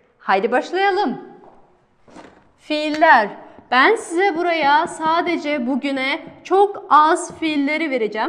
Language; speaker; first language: Turkish; non-native, fluent; Kazakh